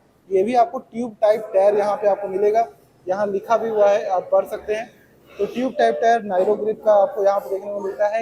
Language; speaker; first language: Hindi; native; Hindi